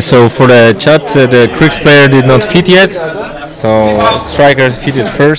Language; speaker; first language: English; non-native, fluent; Polish